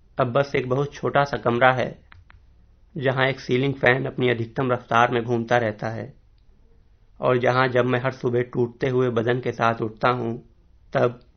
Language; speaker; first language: Hindi; native; Hindi